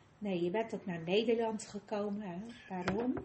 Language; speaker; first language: Dutch; native; Dutch